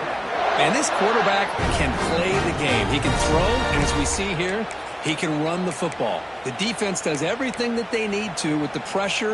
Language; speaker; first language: English; native; English